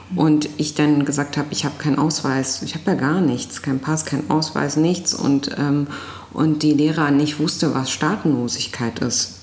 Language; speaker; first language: German; early bilingual, other home language; Arabic